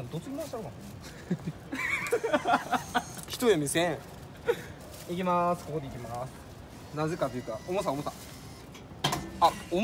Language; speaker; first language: Japanese; native; Japanese